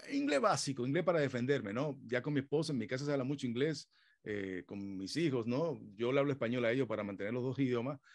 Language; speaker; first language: Spanish; native; Spanish